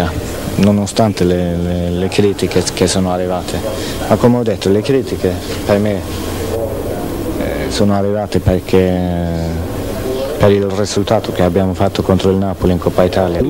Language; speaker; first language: Italian; non-native, fluent; Swedish